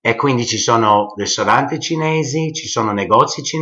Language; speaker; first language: Italian; early bilingual, heritage; English